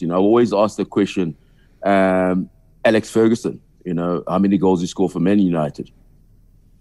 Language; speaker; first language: English; non-native, local second language; Zulu